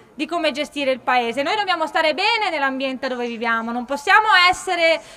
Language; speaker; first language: Italian; native; Italian